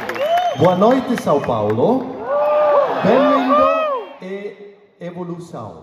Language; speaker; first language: Portuguese; non-native, learner; German